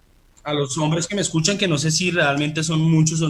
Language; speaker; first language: Spanish; native; Spanish